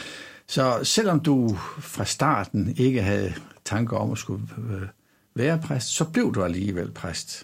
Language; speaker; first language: Danish; native; Danish